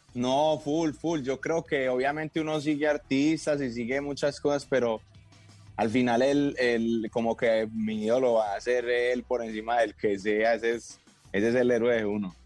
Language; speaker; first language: Spanish; native; Spanish